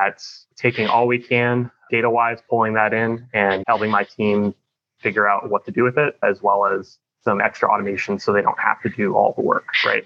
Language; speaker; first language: English; native; English